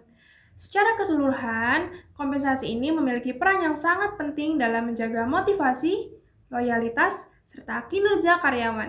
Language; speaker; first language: Indonesian; native; Indonesian